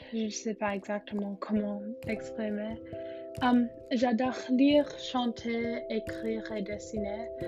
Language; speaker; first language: French; non-native, learner; English